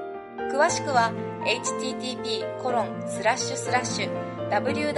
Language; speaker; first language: Japanese; native; Japanese